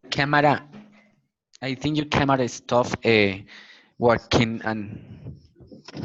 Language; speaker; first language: English; non-native, learner; Spanish